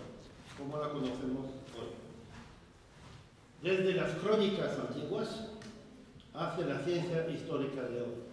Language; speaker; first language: Spanish; non-native, fluent; French